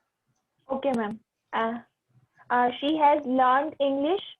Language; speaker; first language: English; non-native, learner; Hindi